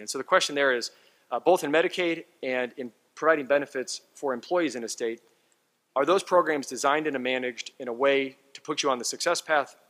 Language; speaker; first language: English; native; English